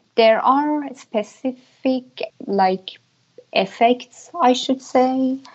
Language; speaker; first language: English; non-native, fluent; Persian